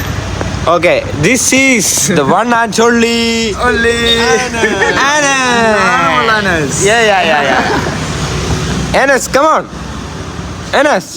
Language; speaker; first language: English; non-native, local second language; Malayalam